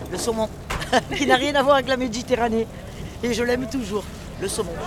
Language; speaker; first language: French; native; French